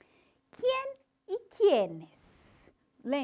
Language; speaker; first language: Spanish; non-native, fluent; Portuguese